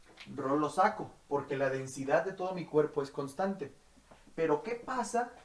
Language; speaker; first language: Spanish; native; Spanish